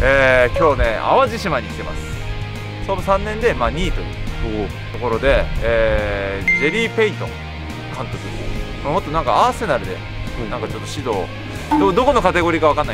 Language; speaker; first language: Japanese; native; Japanese